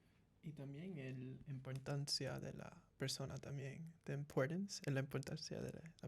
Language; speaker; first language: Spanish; early bilingual, heritage; English